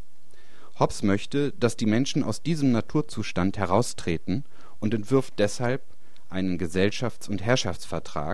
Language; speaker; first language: German; native; German